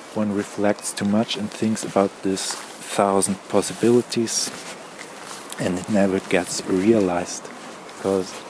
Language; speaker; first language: English; non-native, fluent; German